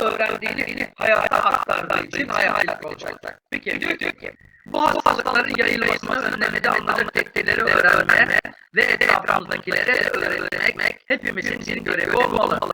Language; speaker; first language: Turkish; native; Turkish